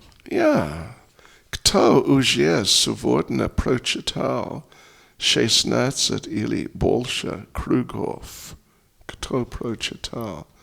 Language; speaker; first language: Russian; non-native, learner; English